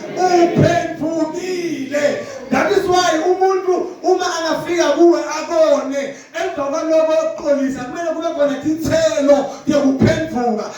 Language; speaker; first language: Zulu; non-native, local second language; Swati